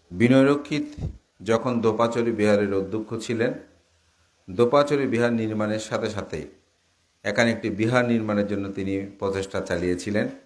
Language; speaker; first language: Bangla; native; Bangla